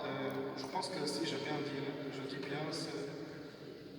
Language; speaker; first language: French; non-native, learner; Polish